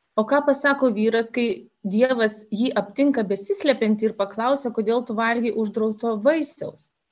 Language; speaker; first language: Lithuanian; native; Lithuanian